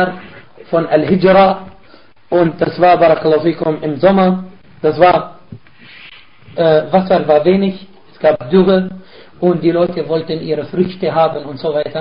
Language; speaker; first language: German; non-native, fluent; Arabic